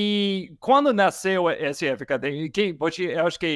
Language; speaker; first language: Portuguese; non-native, learner; English